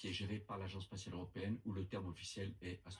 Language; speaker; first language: French; native; French